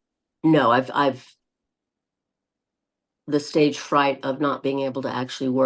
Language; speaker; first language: English; native; English